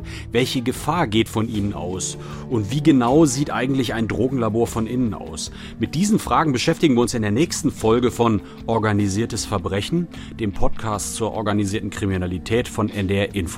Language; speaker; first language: German; native; German